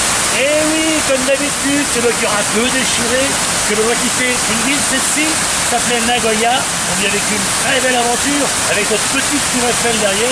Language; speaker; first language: French; native; French